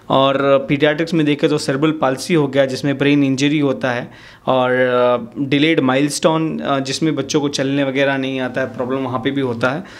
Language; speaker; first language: Hindi; native; Hindi